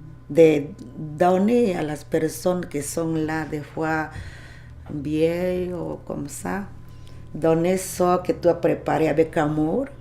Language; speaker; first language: French; non-native, learner; Spanish